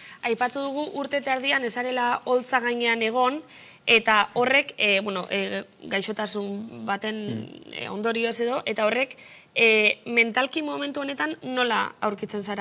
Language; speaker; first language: Basque; native; Basque